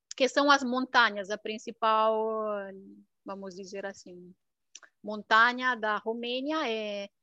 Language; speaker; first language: Portuguese; non-native, fluent; Romanian